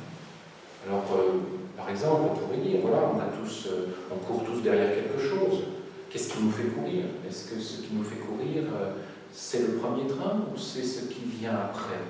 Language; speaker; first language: French; native; French